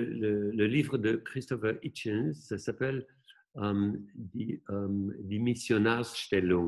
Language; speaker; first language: French; non-native, local second language; German